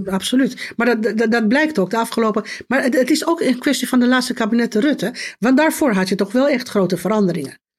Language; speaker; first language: Dutch; non-native, fluent; Romanian